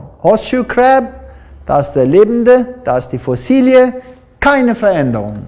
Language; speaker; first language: German; non-native, fluent; English